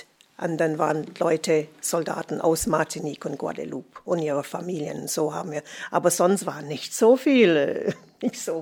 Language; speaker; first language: German; non-native, fluent; English